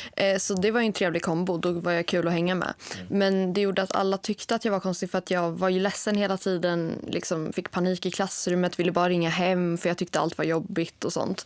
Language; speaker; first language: Swedish; native; Swedish